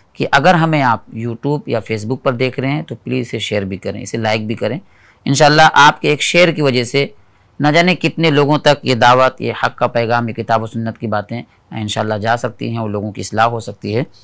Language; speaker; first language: Hindi; native; Hindi